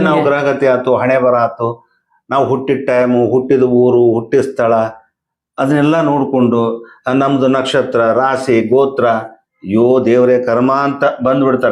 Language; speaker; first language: Kannada; native; Kannada